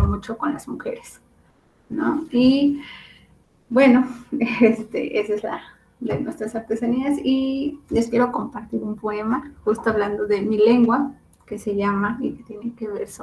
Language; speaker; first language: Spanish; non-native, local second language; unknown